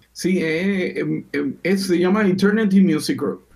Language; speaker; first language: Spanish; native; Spanish